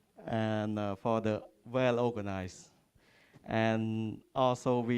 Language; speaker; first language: English; non-native, learner; Khmer